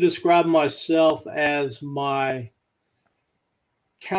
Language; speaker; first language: English; native; English